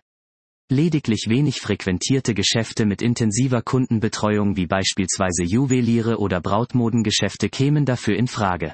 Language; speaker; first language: German; native; German